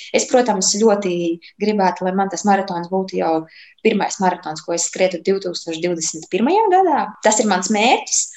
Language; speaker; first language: Latvian; native; Latvian